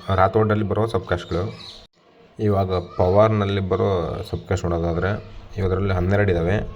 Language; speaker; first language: Kannada; non-native, local second language; Lambadi